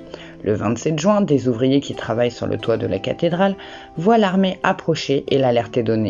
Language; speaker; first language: French; native; French